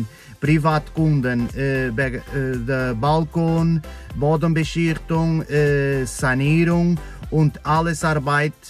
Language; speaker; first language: German; non-native, learner; Portuguese